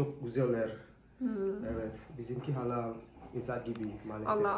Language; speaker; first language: Turkish; non-native, learner; Indonesian